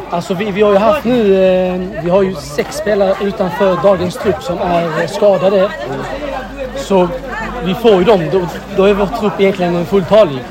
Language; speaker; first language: Swedish; early bilingual, other home language; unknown